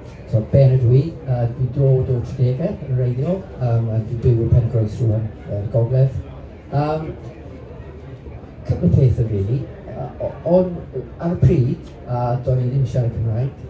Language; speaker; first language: Welsh; non-native, local second language; English